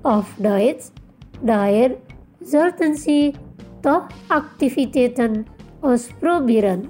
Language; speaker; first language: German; non-native, fluent; Indonesian